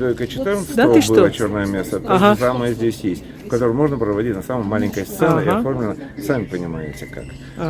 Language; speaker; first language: Russian; native; Russian